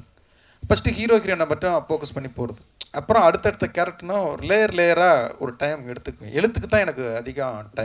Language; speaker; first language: Tamil; native; Tamil